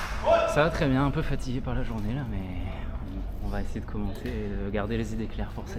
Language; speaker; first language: French; native; French